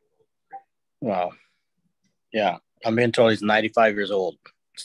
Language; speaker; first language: English; native; English